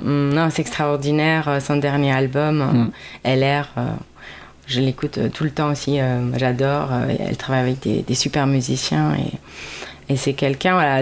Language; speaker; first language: French; non-native, fluent; German